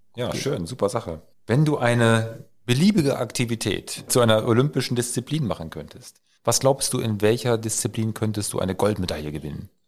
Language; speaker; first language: German; native; German